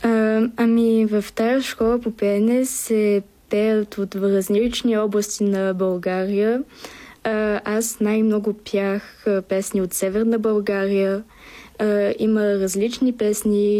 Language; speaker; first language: Bulgarian; early bilingual, heritage; Bulgarian